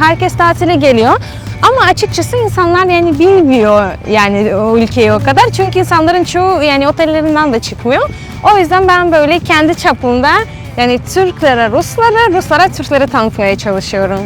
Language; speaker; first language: Turkish; non-native, fluent; Russian